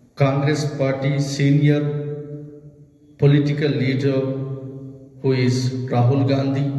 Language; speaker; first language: English; non-native, local second language; Telugu